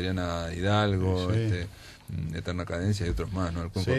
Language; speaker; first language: Spanish; native; Spanish